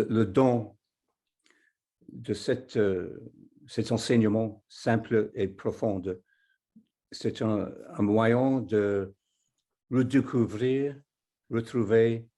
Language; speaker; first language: French; non-native, fluent; English